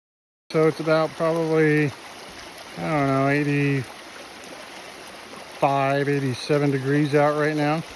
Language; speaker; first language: English; native; English